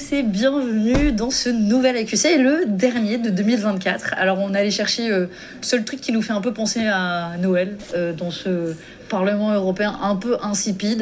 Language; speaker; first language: French; native; French